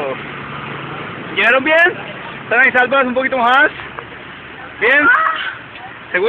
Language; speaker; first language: Spanish; native; Spanish